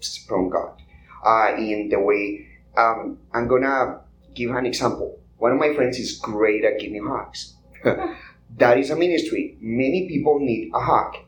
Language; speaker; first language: English; non-native, fluent; Spanish